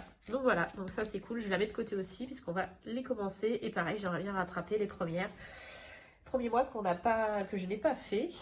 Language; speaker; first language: French; native; French